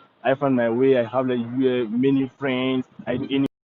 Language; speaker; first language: English; non-native, learner; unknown